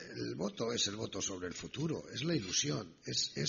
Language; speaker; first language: Spanish; native; Spanish